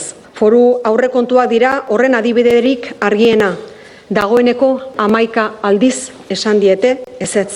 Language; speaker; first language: Basque; native; Basque